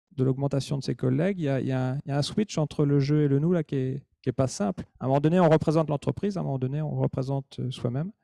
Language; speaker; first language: French; native; French